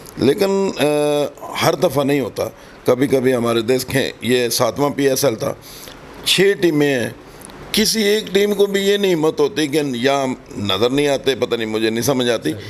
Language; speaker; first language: Urdu; non-native, local second language; Punjabi